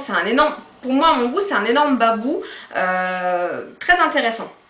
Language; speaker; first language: French; native; French